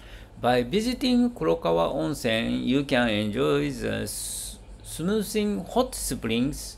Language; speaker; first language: English; non-native, learner; Japanese